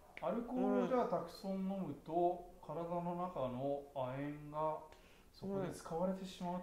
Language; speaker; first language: Japanese; native; Japanese